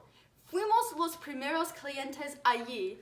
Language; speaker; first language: Spanish; non-native, learner; English